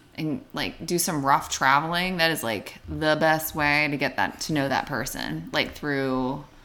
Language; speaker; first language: English; native; English